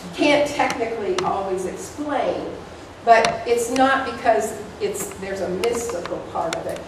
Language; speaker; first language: English; native; English